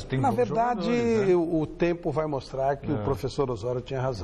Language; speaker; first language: Portuguese; native; Portuguese